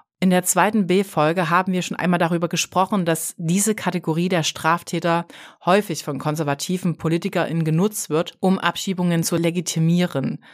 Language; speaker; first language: German; native; German